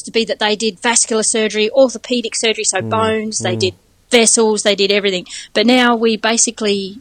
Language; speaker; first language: English; native; English